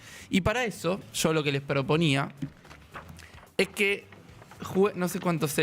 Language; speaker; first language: Spanish; native; Spanish